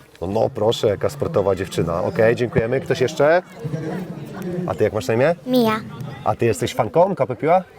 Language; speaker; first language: Polish; native; Polish